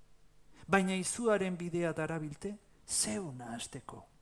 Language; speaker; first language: Basque; native; Basque